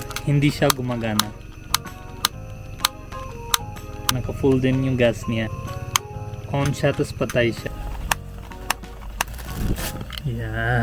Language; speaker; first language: Filipino; non-native, learner; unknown